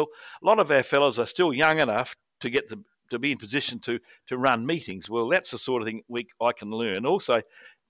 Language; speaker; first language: English; native; English